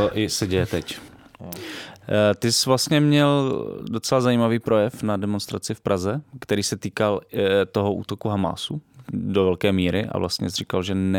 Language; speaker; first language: Czech; native; Czech